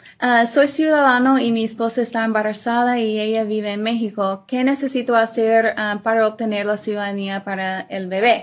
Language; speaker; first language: Spanish; early bilingual, other home language; English